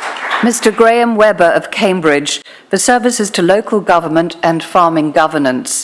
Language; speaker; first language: English; native; English